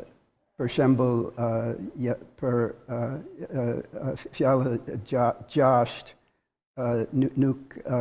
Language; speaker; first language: Albanian; non-native, learner; English